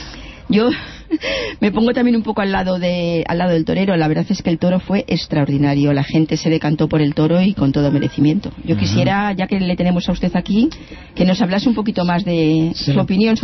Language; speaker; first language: Spanish; native; Spanish